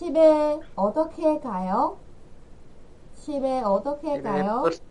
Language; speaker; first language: Korean; non-native, fluent; Vietnamese